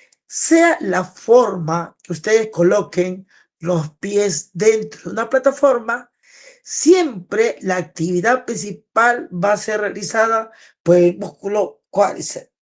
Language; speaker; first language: Spanish; native; Spanish